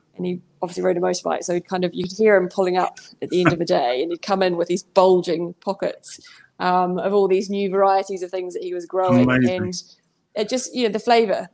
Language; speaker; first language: English; native; English